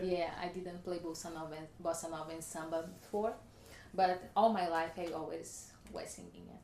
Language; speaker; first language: English; non-native, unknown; Portuguese